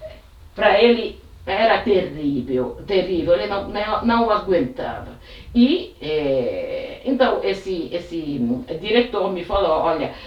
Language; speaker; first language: Portuguese; non-native, fluent; Italian